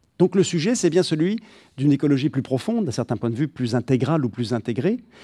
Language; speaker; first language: French; native; French